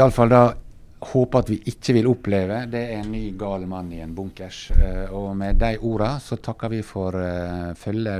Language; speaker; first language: Norwegian; native; Norwegian